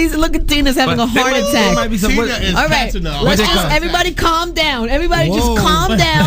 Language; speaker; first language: English; native; English